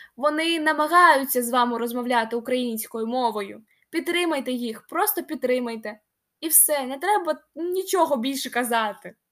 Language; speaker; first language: Ukrainian; non-native, local second language; Russian